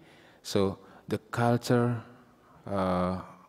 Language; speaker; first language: English; non-native, learner; Indonesian